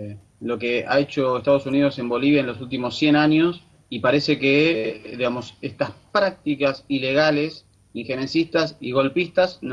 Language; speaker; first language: Spanish; native; Spanish